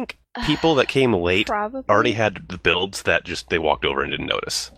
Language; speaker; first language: English; native; English